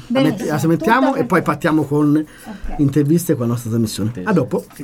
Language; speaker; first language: Italian; native; Italian